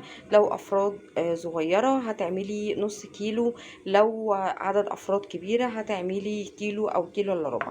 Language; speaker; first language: Arabic; native; Arabic